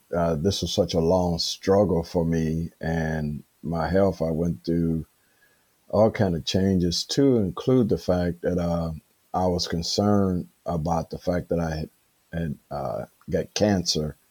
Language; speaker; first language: English; native; English